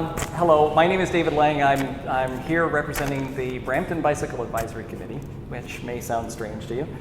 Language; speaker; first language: English; native; English